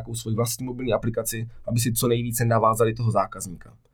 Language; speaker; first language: Czech; native; Czech